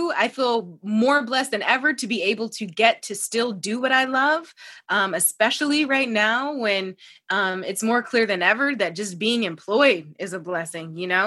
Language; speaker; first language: English; native; English